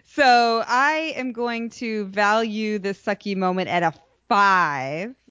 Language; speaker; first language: English; native; English